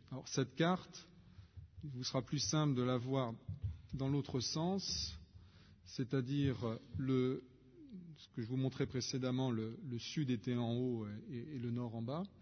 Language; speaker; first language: French; native; French